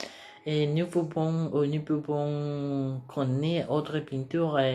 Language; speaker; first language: French; non-native, learner; Spanish